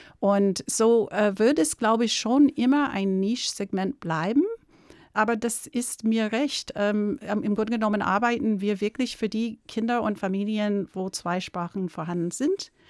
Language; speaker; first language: German; non-native, fluent; English